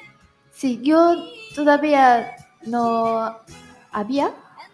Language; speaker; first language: Spanish; non-native, learner; Japanese